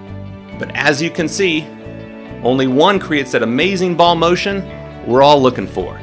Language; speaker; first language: English; native; English